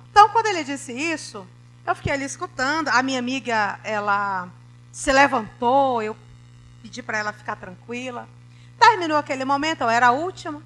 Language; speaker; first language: Portuguese; native; Portuguese